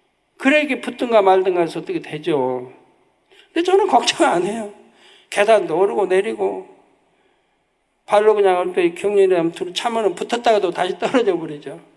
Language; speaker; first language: Korean; native; Korean